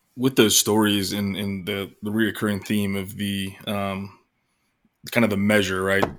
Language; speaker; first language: English; native; English